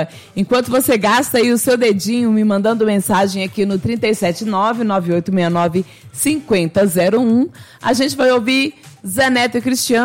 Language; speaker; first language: Portuguese; native; Portuguese